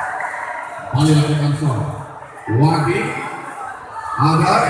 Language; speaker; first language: Indonesian; non-native, local second language; Achinese